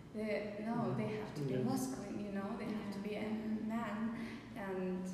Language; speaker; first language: English; non-native, fluent; Kazakh